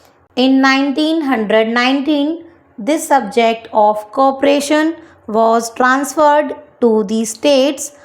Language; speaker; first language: English; non-native, local second language; Hindi